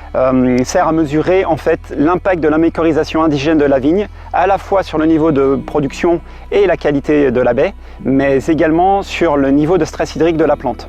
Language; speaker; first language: French; native; French